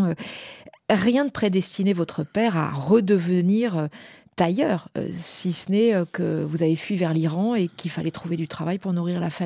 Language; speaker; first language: French; native; French